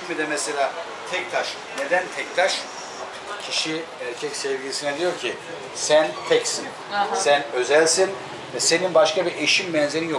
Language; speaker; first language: Turkish; native; Turkish